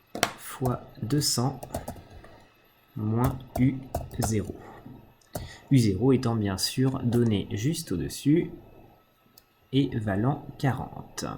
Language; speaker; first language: French; native; French